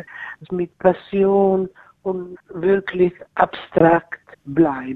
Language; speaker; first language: German; non-native, learner; Italian